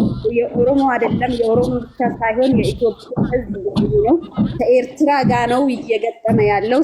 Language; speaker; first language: Amharic; non-native, local second language; Oromo